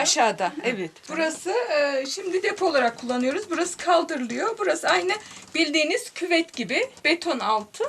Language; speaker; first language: Turkish; native; Turkish